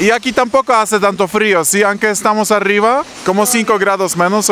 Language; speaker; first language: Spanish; non-native, learner; Polish